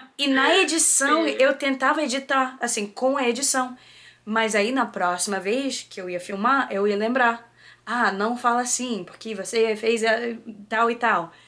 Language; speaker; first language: Portuguese; early bilingual, heritage; Portuguese